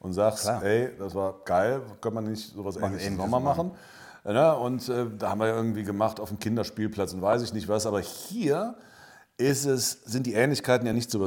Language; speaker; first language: German; native; German